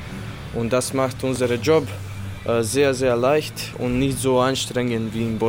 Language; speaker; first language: German; non-native, learner; Bosnian